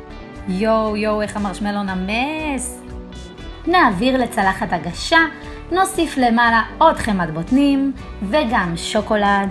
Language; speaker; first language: Hebrew; native; Hebrew